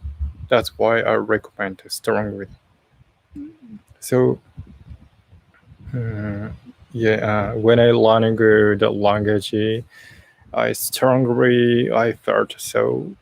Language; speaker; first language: English; non-native, learner; Japanese